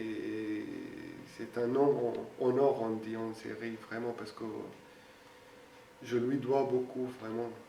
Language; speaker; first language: French; non-native, fluent; Arabic